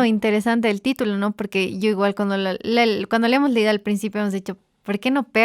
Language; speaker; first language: Spanish; native; Spanish